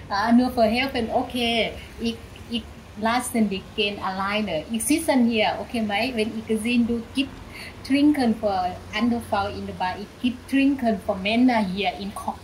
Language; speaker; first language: German; non-native, learner; Thai